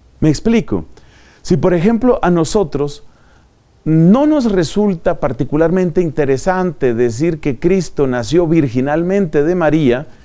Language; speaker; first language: Spanish; native; Spanish